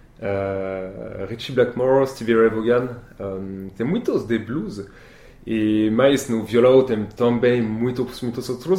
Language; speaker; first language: Portuguese; non-native, learner; French